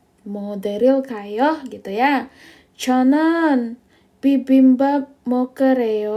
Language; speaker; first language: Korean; non-native, fluent; Indonesian